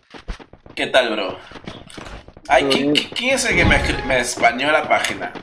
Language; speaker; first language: Spanish; native; Spanish